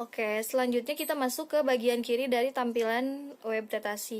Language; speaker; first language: Indonesian; native; Indonesian